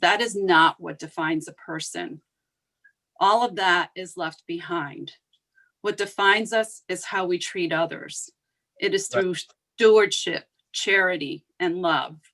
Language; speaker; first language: English; native; English